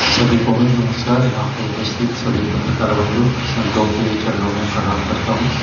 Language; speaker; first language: Hindi; non-native, local second language; Konkani